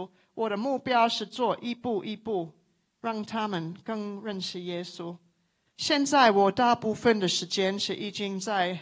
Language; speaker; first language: Chinese; non-native, local second language; English